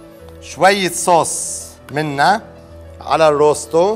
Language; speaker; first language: Arabic; native; Arabic